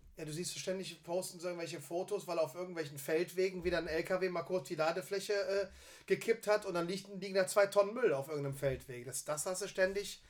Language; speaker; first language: German; native; German